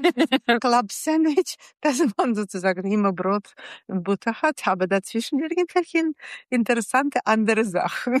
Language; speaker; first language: German; non-native, fluent; Russian